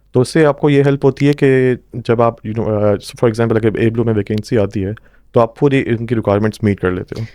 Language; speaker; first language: Urdu; non-native, local second language; Punjabi